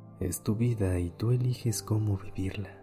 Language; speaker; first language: Spanish; native; Spanish